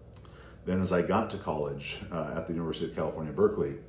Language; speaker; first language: English; native; English